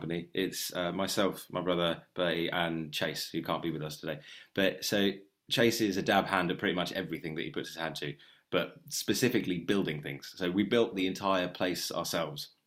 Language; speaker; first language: English; native; English